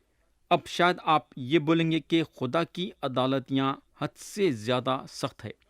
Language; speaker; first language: Urdu; native; Urdu